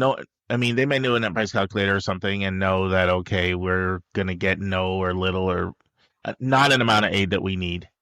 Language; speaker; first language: English; native; English